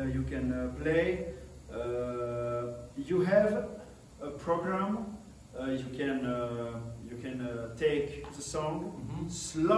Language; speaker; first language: English; non-native, learner; French